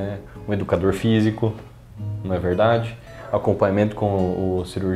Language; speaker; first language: Portuguese; native; Portuguese